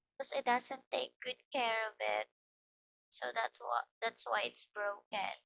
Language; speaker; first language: English; non-native, fluent; Filipino